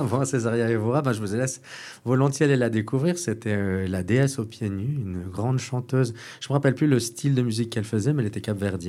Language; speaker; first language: French; native; French